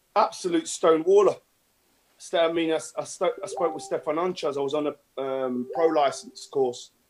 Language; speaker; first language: English; native; English